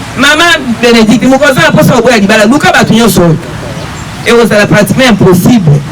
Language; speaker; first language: Lingala; native; Lingala